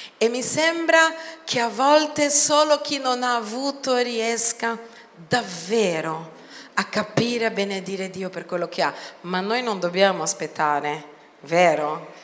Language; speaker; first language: Italian; non-native, fluent; Portuguese